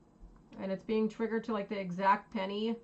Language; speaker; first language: English; native; English